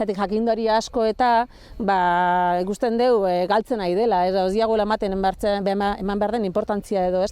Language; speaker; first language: Basque; native; Basque